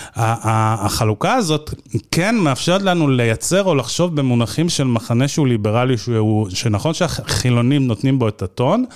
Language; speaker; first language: Hebrew; early bilingual, other home language; Arabic